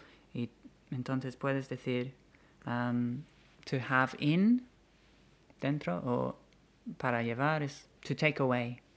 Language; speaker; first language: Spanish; non-native, fluent; English